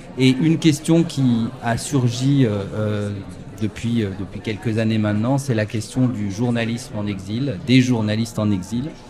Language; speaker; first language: French; native; French